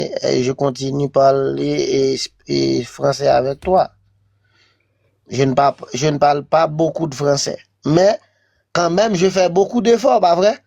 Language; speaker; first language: French; non-native, learner; Spanish